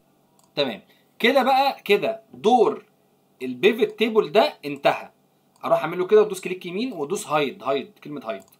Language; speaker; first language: Arabic; native; Arabic